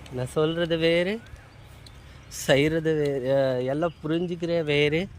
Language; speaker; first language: Tamil; native; Tamil